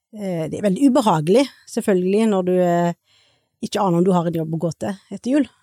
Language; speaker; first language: Norwegian; native; Norwegian